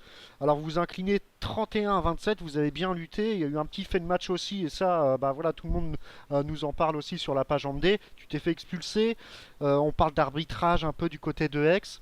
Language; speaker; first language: French; native; French